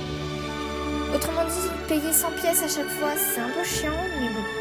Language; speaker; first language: French; native; French